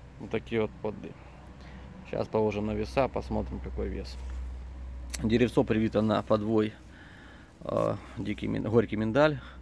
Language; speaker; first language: Russian; non-native, local second language; Ukrainian